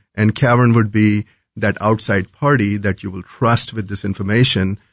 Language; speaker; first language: English; non-native, local second language; Hindi